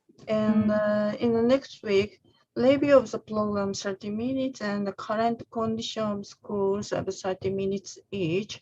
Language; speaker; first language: English; non-native, learner; Japanese